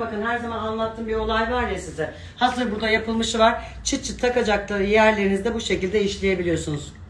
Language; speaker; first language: Turkish; native; Turkish